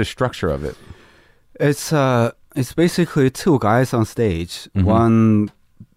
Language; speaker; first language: English; non-native, fluent; Chinese